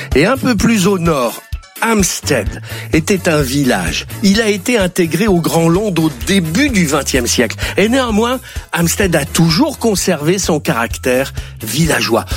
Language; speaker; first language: French; native; French